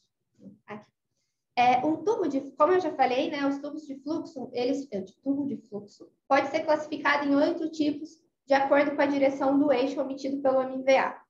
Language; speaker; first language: Portuguese; native; Portuguese